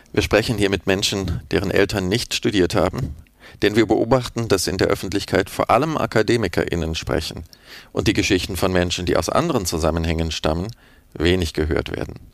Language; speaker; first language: German; native; German